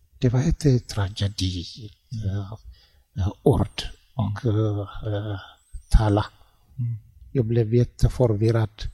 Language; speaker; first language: Swedish; non-native, learner; Tigrinya